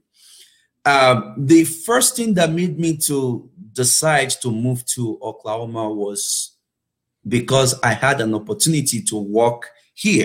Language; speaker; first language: English; non-native, local second language; Yoruba